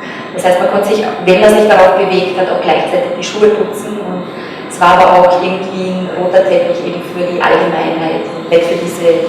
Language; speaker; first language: German; native; German